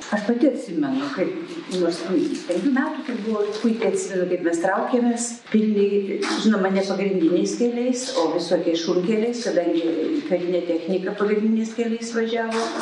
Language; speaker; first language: Lithuanian; early bilingual, other home language; German